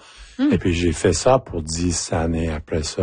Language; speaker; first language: French; non-native, local second language; English